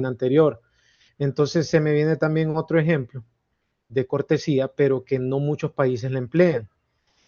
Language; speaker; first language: Spanish; native; Spanish